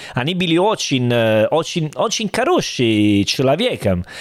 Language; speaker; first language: Russian; non-native, learner; Italian